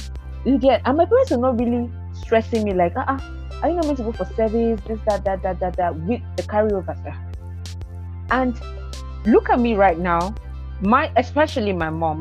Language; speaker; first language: English; non-native, local second language; Igbo